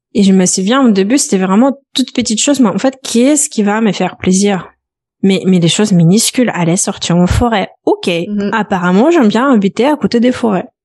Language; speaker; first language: French; non-native, fluent; Russian